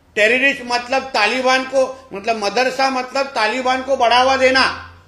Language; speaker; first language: Hindi; non-native, local second language; Marathi